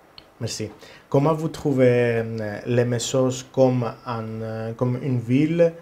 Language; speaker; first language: French; non-native, learner; Greek